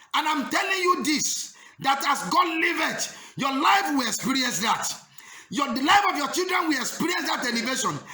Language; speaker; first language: English; non-native, local second language; Yoruba